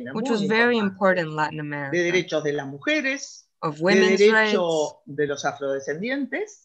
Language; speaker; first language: English; non-native, fluent; Spanish